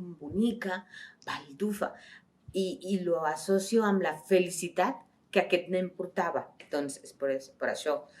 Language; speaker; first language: Catalan; non-native, fluent; Spanish